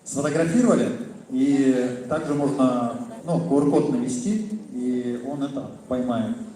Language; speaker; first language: Russian; native; Russian